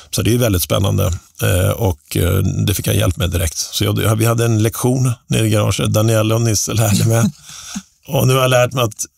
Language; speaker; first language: Swedish; native; Swedish